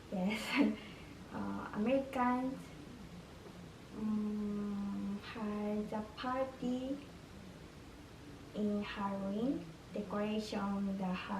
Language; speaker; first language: English; non-native, learner; Japanese